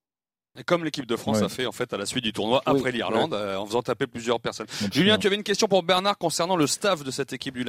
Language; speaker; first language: French; native; French